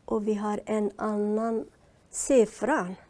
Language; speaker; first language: Swedish; non-native, learner; Persian